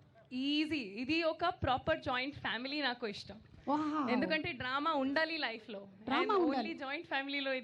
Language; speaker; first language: Telugu; non-native, local second language; Hindi